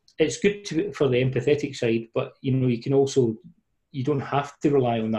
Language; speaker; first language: English; native; English